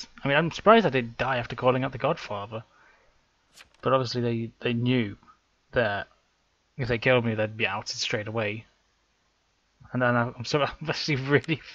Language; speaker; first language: English; native; English